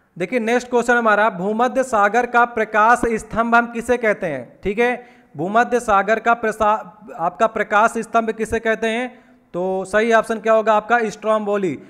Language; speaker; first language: Hindi; native; Hindi